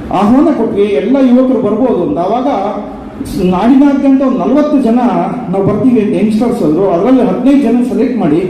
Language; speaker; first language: Kannada; native; Kannada